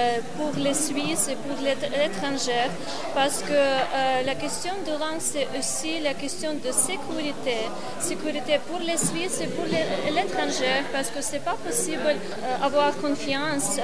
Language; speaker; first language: French; non-native, learner; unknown